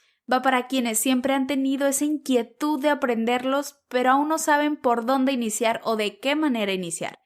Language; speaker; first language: Spanish; native; Spanish